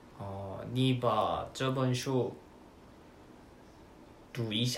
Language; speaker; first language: Chinese; non-native, learner; Korean